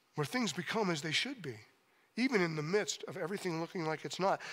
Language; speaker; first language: English; native; English